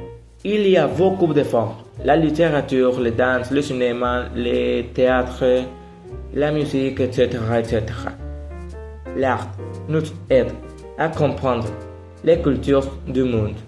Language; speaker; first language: French; non-native, learner; Spanish